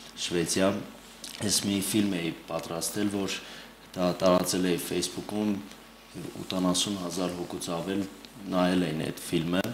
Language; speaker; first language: Armenian; early bilingual, heritage; Armenian